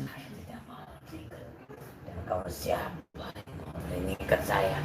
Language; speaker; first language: Indonesian; non-native, local second language; Javanese